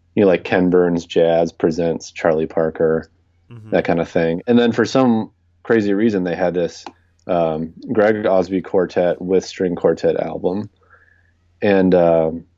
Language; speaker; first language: English; native; English